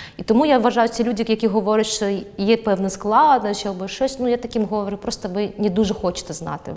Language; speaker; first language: Ukrainian; non-native, fluent; Kazakh